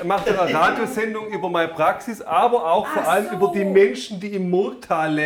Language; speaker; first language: German; native; German